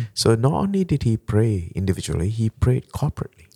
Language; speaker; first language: English; non-native, local second language; Malay